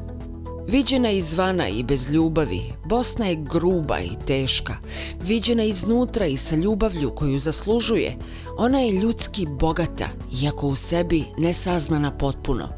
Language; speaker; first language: Bosnian; native; Bosnian